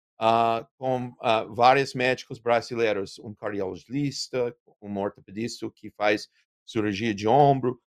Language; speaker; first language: Portuguese; non-native, learner; English